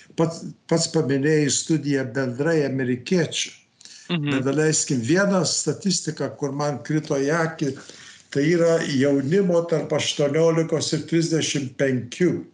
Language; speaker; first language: Lithuanian; early bilingual, heritage; Lithuanian